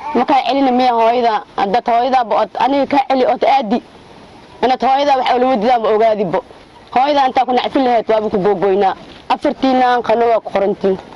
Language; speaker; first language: Somali; native; Somali